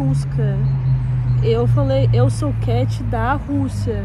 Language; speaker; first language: Portuguese; non-native, fluent; Russian